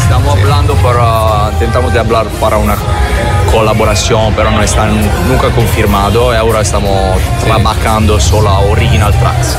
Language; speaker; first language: Spanish; non-native, learner; Italian